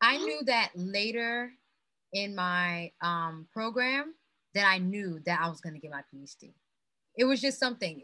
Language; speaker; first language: English; non-native, fluent; Haitian Creole